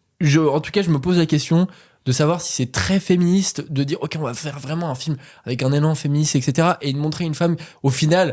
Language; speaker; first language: French; native; French